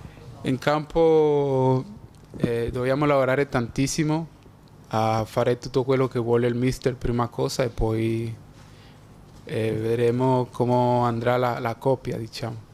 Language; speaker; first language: Italian; non-native, fluent; Spanish